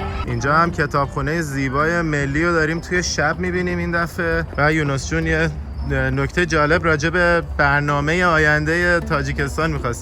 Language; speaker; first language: Persian; native; Persian